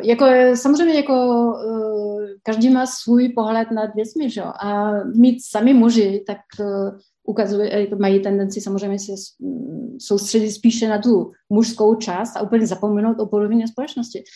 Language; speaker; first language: Czech; non-native, fluent; French